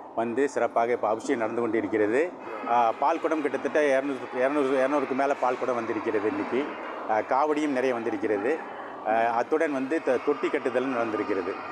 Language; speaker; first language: Tamil; native; Tamil